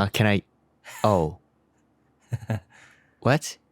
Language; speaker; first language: English; non-native, learner; Japanese